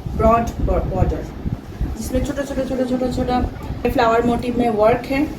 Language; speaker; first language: Hindi; non-native, local second language; Bangla